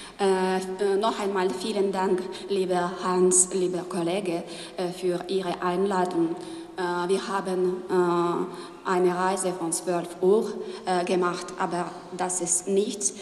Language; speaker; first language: German; non-native, learner; French